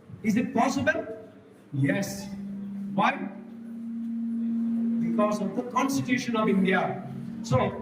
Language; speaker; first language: English; non-native, local second language; Tamil